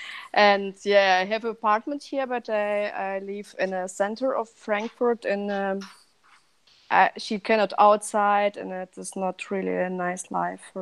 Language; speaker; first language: English; non-native, fluent; Russian